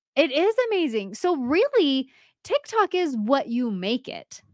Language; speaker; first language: English; native; English